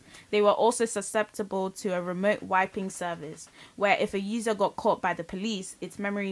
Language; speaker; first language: English; non-native, local second language; Yoruba